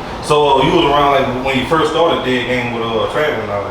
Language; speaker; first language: English; native; English